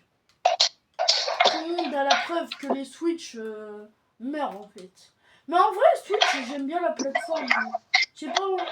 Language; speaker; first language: French; native; French